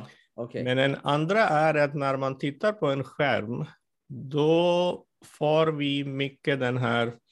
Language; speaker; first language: Swedish; non-native, fluent; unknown